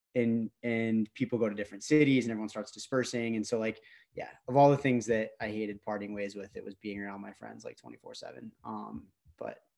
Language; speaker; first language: English; native; English